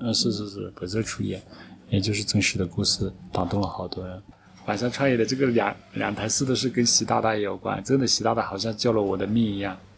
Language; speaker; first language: Chinese; non-native, local second language; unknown